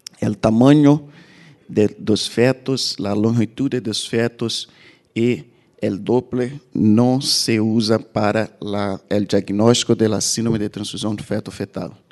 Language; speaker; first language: Portuguese; native; Portuguese